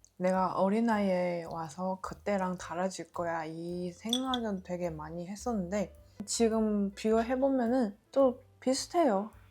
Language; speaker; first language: Korean; non-native, fluent; Chinese